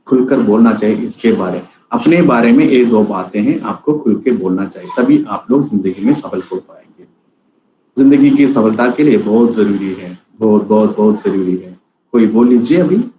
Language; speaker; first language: Hindi; non-native, local second language; Malayalam